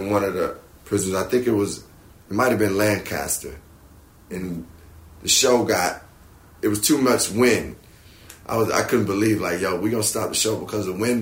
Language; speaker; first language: English; native; English